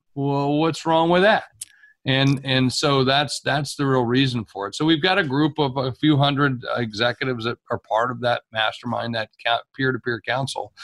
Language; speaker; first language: English; native; English